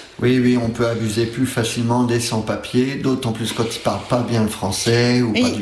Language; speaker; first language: French; native; French